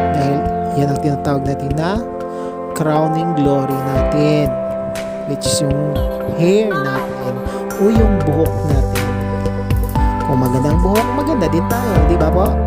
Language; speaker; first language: Filipino; non-native, local second language; Cebuano